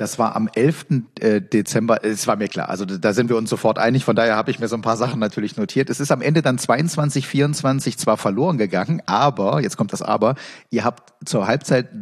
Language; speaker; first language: German; native; German